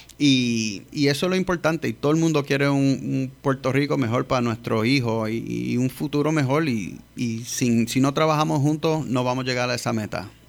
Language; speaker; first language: Spanish; early bilingual, heritage; English